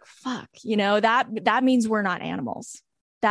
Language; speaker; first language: English; native; English